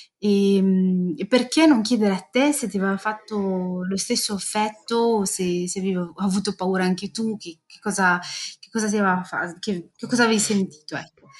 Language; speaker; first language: Italian; early bilingual, other home language; Arabic